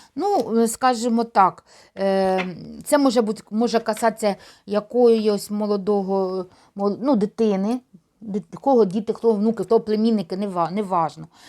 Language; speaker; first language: Ukrainian; non-native, local second language; Russian